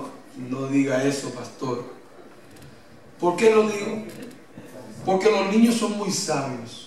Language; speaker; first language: Spanish; native; Spanish